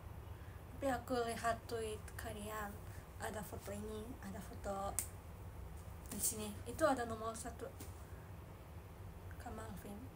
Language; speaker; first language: Indonesian; non-native, learner; Japanese